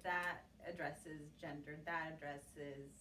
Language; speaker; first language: English; native; English